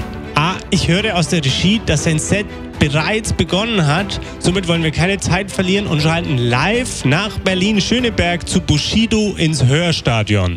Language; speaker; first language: German; native; German